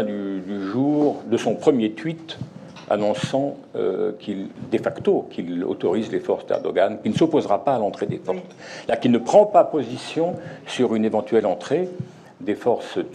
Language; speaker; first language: French; native; French